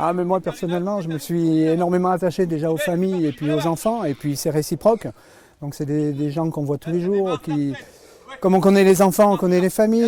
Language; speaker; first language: French; native; French